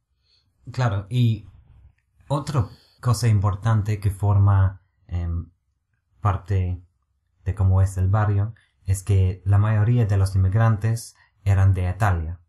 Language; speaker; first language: Spanish; non-native, fluent; English